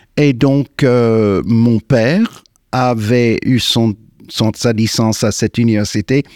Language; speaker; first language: French; non-native, fluent; English